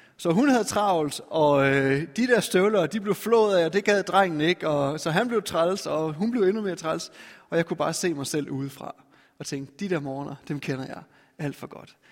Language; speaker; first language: Danish; native; Danish